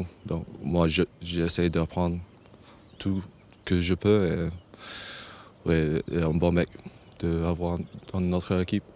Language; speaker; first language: French; non-native, fluent; English